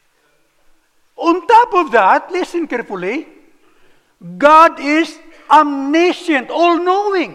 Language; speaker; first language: English; non-native, local second language; Cebuano